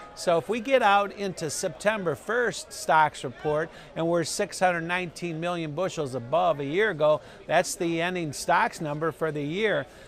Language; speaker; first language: English; native; English